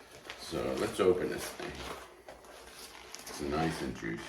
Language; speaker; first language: English; native; English